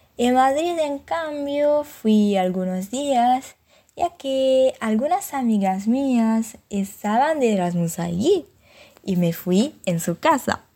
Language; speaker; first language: Spanish; non-native, fluent; Italian